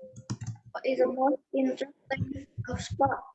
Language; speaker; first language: English; non-native, learner; Vietnamese